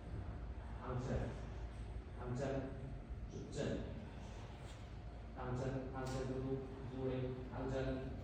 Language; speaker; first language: Vietnamese; non-native, learner; Indonesian